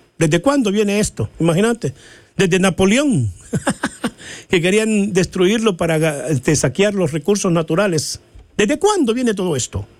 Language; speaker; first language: Spanish; native; Spanish